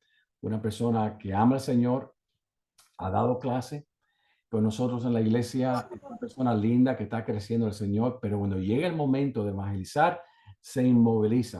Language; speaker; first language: Spanish; native; Spanish